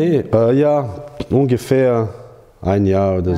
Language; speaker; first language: German; non-native, learner; Croatian